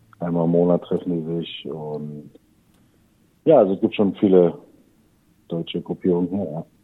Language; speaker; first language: German; native; German